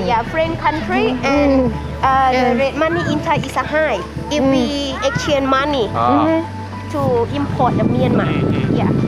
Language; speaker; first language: English; non-native, learner; Thai